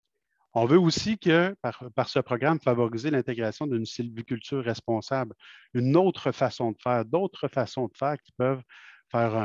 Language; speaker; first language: French; native; French